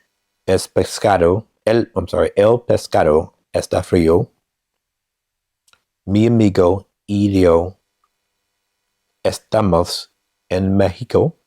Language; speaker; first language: Spanish; non-native, learner; English